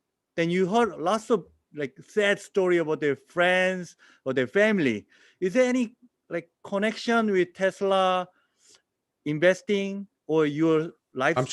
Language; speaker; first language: English; non-native, learner; Korean